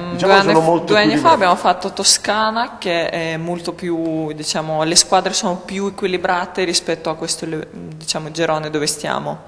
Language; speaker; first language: Italian; non-native, fluent; Russian